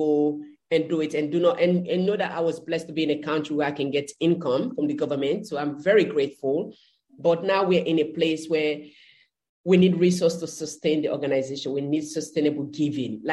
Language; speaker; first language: English; non-native, local second language; Krio